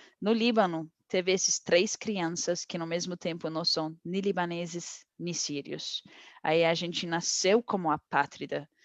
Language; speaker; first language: Portuguese; non-native, fluent; Arabic